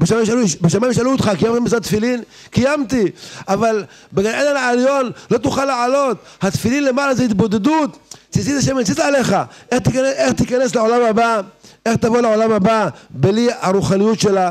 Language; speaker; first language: Hebrew; native; Hebrew